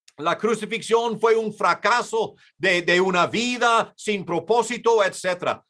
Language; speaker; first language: Spanish; non-native, fluent; English